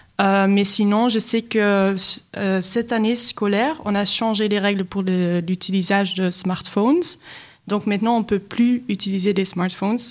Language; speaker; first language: French; non-native, local second language; Dutch